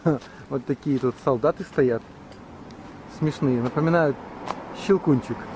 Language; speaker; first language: Russian; native; Russian